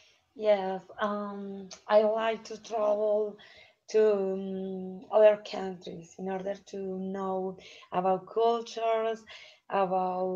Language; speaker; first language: English; non-native, learner; Spanish